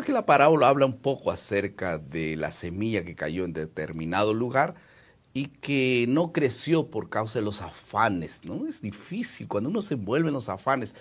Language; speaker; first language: Spanish; non-native, fluent; Portuguese